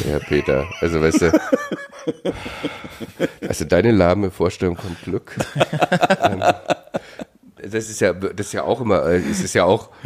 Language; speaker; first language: German; native; German